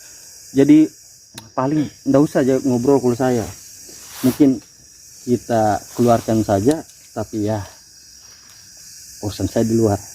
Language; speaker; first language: Indonesian; native; Indonesian